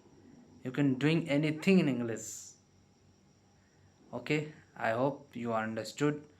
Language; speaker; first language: English; non-native, learner; Hindi